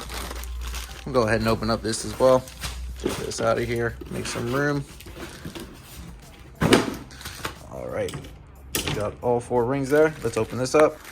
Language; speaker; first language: English; native; English